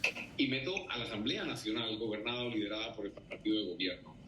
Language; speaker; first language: Spanish; native; Spanish